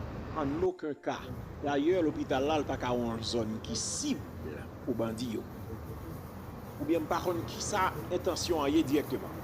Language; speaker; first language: French; non-native, local second language; Haitian Creole